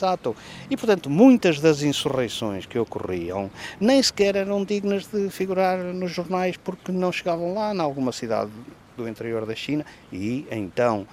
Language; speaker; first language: Portuguese; native; Portuguese